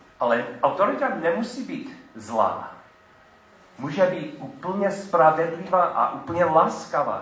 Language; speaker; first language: Czech; non-native, fluent; English